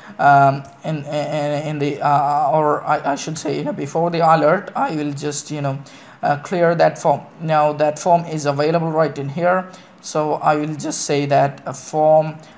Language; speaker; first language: English; non-native, local second language; Malayalam